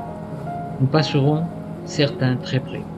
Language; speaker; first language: French; native; French